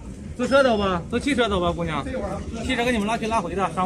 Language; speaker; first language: Chinese; native; Chinese